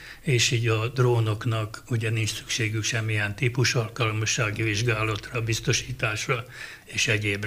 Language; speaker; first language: Hungarian; native; Hungarian